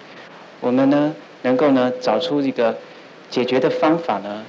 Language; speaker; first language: Chinese; native; Chinese